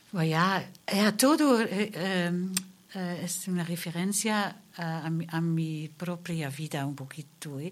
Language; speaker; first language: Spanish; non-native, learner; German